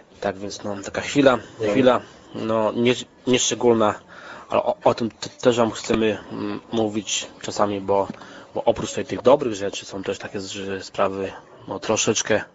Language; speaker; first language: Polish; native; Polish